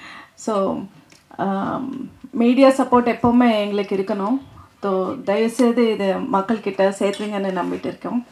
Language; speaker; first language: Tamil; non-native, fluent; Telugu